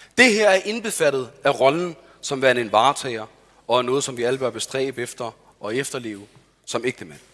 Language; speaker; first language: Danish; early bilingual, other home language; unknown